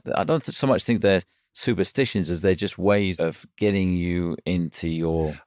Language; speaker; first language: English; native; English